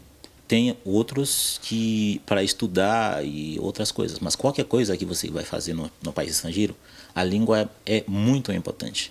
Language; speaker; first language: Portuguese; non-native, fluent; Haitian Creole